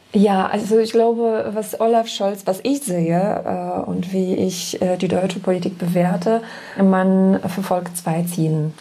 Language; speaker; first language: German; non-native, fluent; Polish